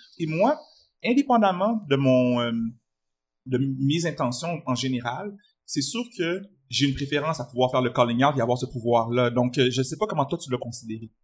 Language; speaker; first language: French; native; French